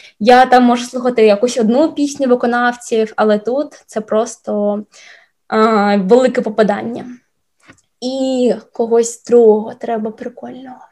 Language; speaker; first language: Ukrainian; non-native, local second language; Russian